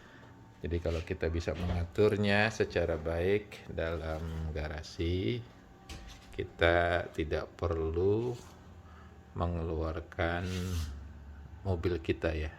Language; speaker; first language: Indonesian; native; Indonesian